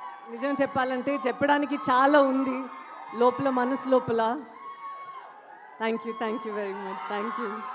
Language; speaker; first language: Telugu; non-native, local second language; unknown